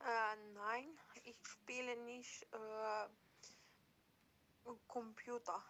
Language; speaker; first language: German; non-native, learner; Macedonian